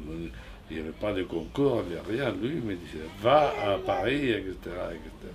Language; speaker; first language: French; non-native, fluent; Spanish